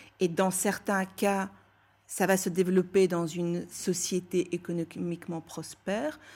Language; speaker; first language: French; non-native, fluent; Bulgarian